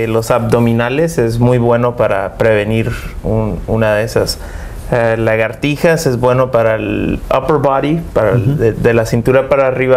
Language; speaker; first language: Spanish; early bilingual, heritage; Spanish